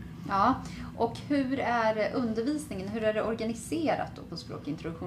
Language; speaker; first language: Swedish; native; Swedish